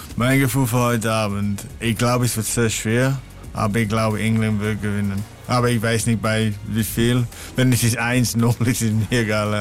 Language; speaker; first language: German; non-native, learner; English